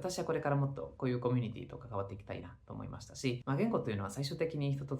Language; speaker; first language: Japanese; non-native, fluent; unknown